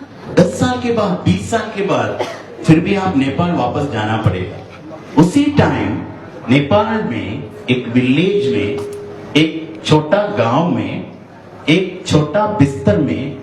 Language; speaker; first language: Hindi; non-native, learner; Nepali